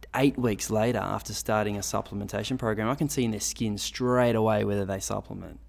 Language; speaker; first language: English; native; English